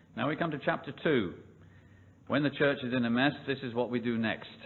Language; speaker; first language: English; native; English